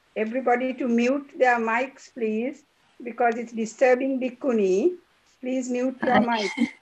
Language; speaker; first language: English; native; English